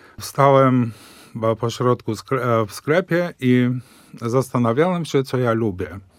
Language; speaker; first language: Polish; early bilingual, heritage; Polish